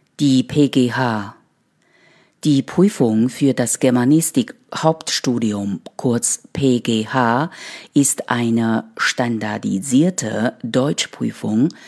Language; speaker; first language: German; non-native, fluent; Chinese